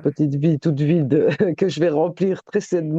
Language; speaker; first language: French; native; French